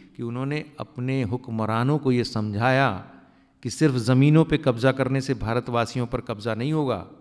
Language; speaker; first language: Hindi; native; Hindi